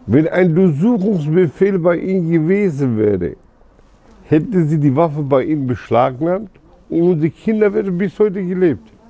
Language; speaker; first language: German; early bilingual, other home language; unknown